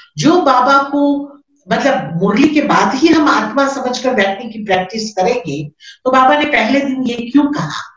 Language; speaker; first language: Hindi; non-native, local second language; Gujarati